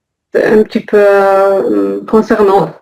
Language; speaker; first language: French; non-native, learner; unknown